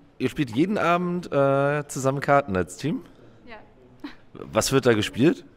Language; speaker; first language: German; native; German